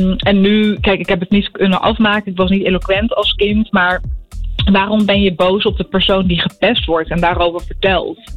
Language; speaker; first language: Dutch; early bilingual, other home language; Arabic